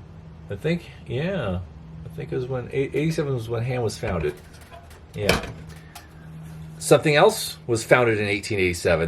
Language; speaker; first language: English; native; English